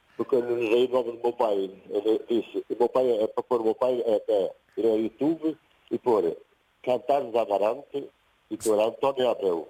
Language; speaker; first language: Portuguese; native; Portuguese